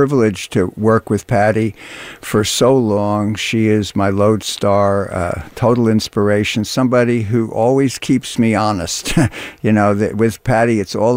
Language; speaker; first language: English; native; English